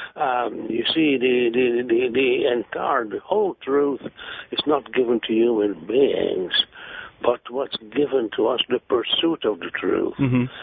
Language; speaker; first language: English; non-native, fluent; Hungarian